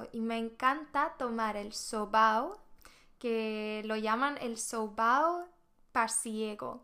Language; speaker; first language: Spanish; non-native, fluent; Swedish